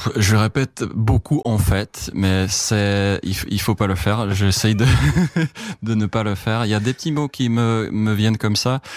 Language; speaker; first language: French; non-native, fluent; Czech